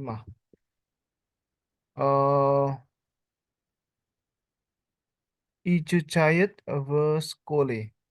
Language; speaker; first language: Russian; non-native, learner; Indonesian